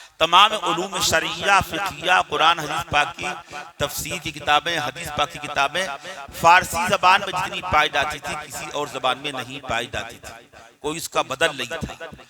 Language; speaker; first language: Urdu; native; Urdu